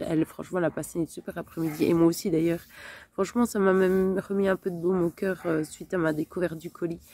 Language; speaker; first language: French; native; French